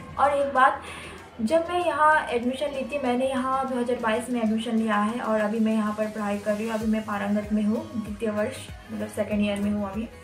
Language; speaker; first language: Hindi; non-native, local second language; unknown